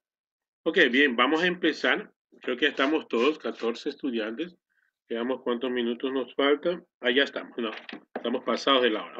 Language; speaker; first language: Spanish; native; Spanish